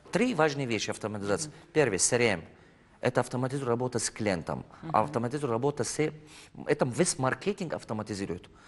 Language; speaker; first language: Russian; non-native, fluent; Tajik